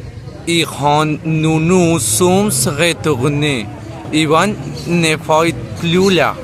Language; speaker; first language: French; non-native, learner; Spanish